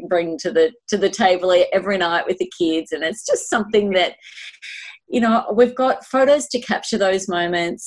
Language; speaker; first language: English; native; English